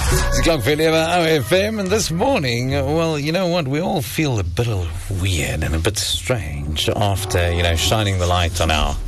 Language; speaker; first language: English; non-native, local second language; Afrikaans